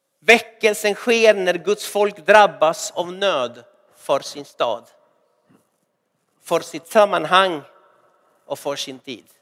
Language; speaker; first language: Swedish; non-native, fluent; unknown